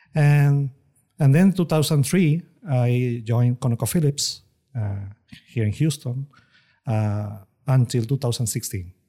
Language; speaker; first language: English; non-native, fluent; Spanish